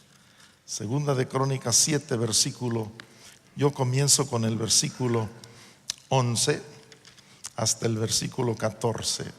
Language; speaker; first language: Spanish; non-native, local second language; English